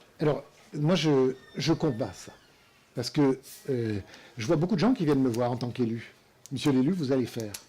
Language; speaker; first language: French; native; French